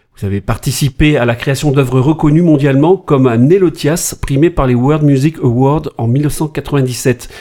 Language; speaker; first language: French; native; French